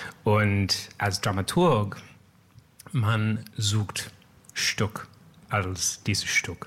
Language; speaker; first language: German; non-native, learner; English